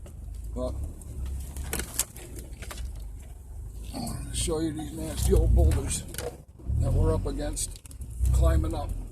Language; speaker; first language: English; native; English